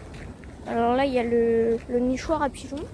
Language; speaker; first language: French; native; French